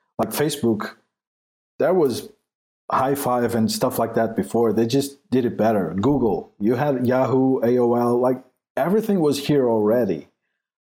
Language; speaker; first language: English; non-native, fluent; Portuguese